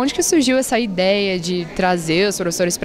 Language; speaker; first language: Portuguese; native; Portuguese